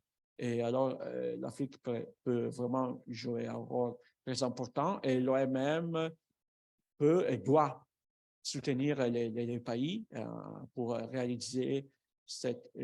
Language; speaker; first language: French; non-native, fluent; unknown